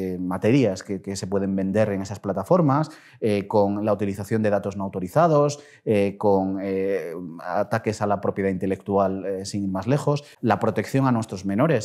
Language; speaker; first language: Spanish; native; Spanish